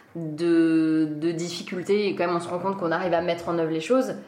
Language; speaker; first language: French; native; French